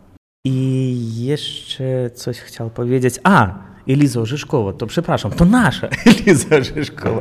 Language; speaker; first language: Polish; non-native, learner; Belarusian